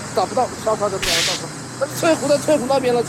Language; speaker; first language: Chinese; native; Chinese